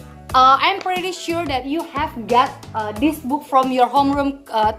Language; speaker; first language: English; non-native, fluent; Indonesian